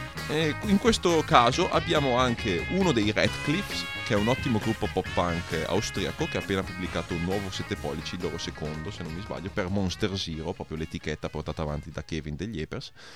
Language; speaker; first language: Italian; native; Italian